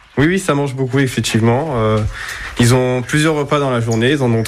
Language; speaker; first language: French; native; French